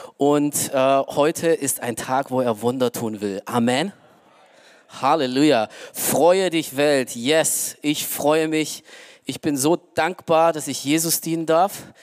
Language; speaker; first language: German; early bilingual, other home language; Romanian